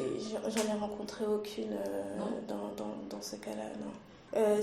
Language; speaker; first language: French; early bilingual, other home language; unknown